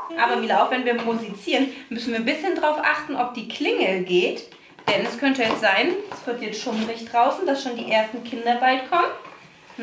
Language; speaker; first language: German; native; German